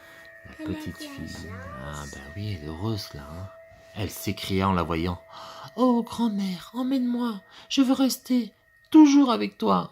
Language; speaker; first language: French; native; French